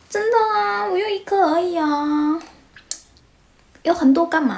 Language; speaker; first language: Chinese; non-native, learner; Indonesian